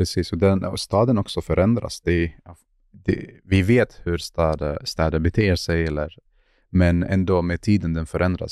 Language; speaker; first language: Swedish; non-native, fluent; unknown